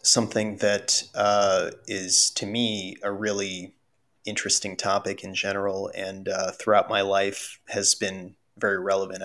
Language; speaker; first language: English; early bilingual, other home language; Russian